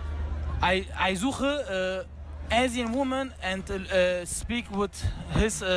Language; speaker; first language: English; non-native, learner; German